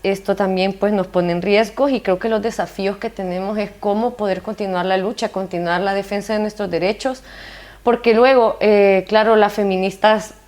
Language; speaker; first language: Spanish; native; Spanish